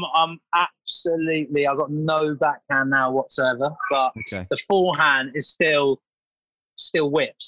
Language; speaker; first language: English; native; English